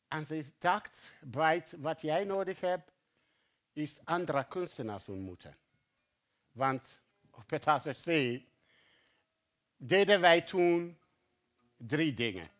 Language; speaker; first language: Dutch; non-native, fluent; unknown